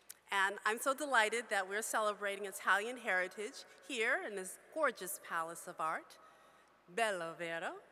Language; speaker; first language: English; native; English